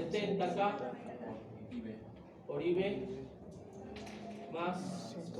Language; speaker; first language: Spanish; native; Spanish